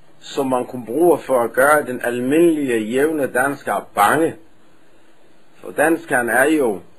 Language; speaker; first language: Danish; non-native, fluent; Somali